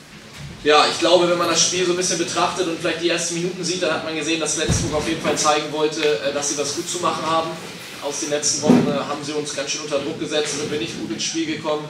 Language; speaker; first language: German; native; German